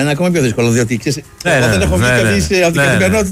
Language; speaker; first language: Greek; native; Greek